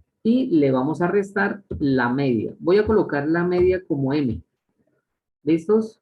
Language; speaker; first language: Spanish; native; Spanish